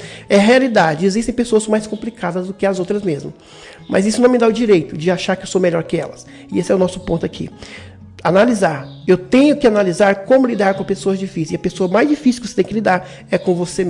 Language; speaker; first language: Portuguese; native; Portuguese